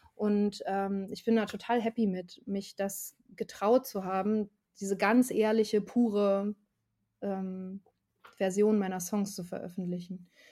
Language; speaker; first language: German; native; German